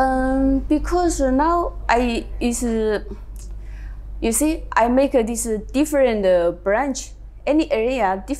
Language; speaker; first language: English; non-native, learner; Chinese